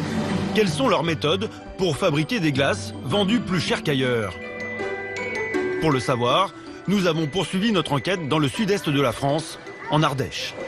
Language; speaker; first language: French; native; French